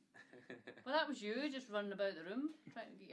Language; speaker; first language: English; native; English